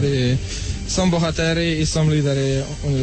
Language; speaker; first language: Polish; non-native, fluent; Croatian